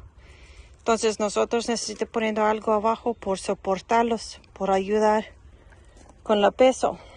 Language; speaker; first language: Spanish; early bilingual, heritage; English